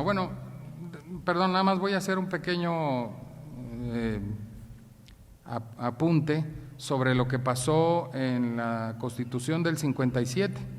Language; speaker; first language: Spanish; native; Spanish